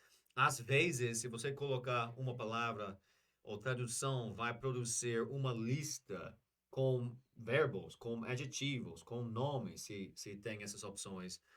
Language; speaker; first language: Portuguese; non-native, learner; English